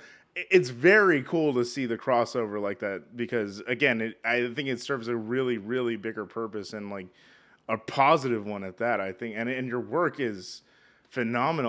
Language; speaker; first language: English; native; English